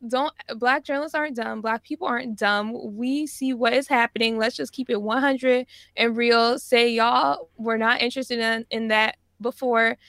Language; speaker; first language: English; native; English